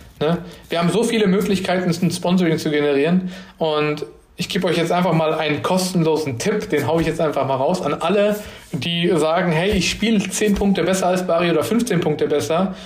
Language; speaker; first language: German; early bilingual, other home language; Turkish